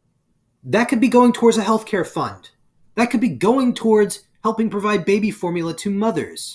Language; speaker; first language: English; native; English